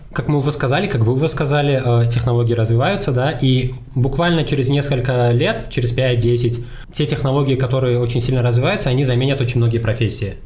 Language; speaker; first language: Russian; non-native, local second language; Tajik